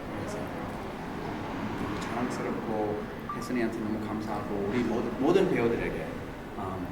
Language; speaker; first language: Korean; early bilingual, heritage; English